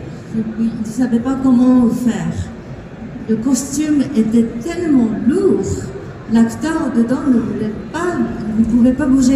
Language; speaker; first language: French; non-native, fluent; Japanese